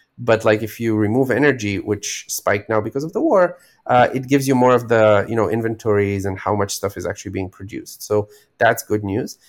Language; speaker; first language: English; non-native, fluent; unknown